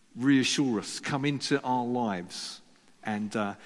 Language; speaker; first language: English; native; English